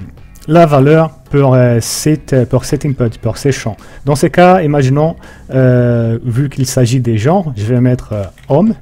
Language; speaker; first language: French; non-native, fluent; Portuguese